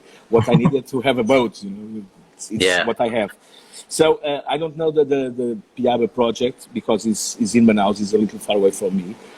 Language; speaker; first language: English; non-native, learner; Portuguese